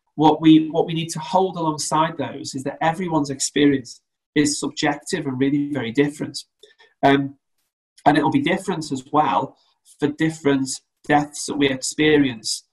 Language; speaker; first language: English; native; English